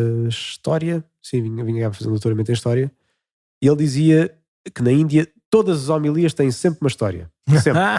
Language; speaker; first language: Portuguese; native; Portuguese